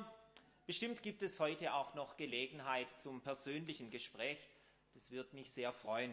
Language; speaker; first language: German; native; German